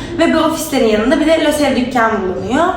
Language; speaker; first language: Turkish; native; Turkish